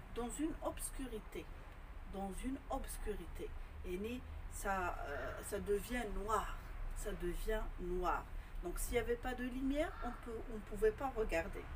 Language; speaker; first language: French; non-native, local second language; Arabic